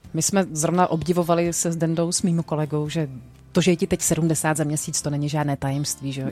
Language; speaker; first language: Czech; native; Czech